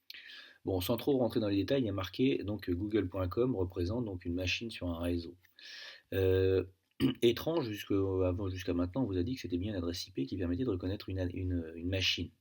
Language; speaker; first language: French; native; French